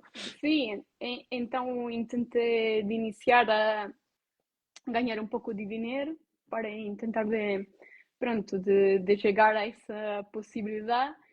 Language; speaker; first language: Portuguese; non-native, learner; Italian